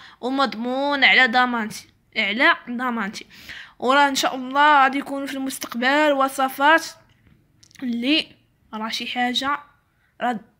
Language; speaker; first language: Arabic; native; Arabic